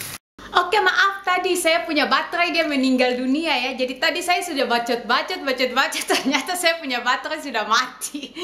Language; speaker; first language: Indonesian; non-native, local second language; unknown